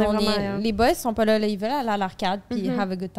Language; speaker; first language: French; native; French